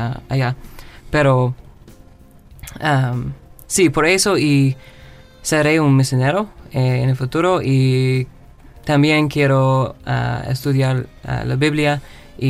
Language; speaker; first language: Spanish; non-native, learner; English